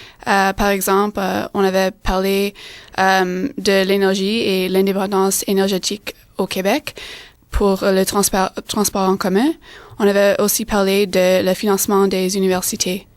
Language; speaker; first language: French; non-native, fluent; English